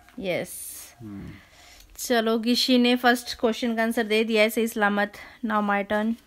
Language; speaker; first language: Hindi; native; Hindi